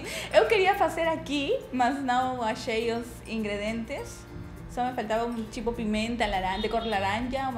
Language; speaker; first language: Portuguese; non-native, learner; Spanish